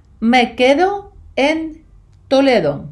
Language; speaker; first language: Spanish; non-native, fluent; Ukrainian